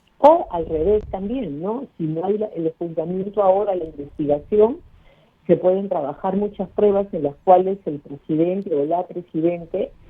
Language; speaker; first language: Spanish; native; Spanish